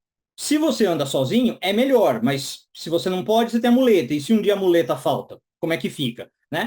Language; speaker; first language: Portuguese; native; Portuguese